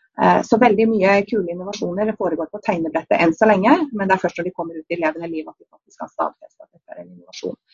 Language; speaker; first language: Norwegian; native; Norwegian